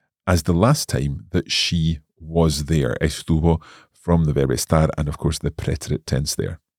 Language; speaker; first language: English; native; English